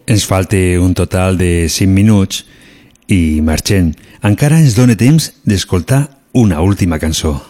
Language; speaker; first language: Catalan; native; Catalan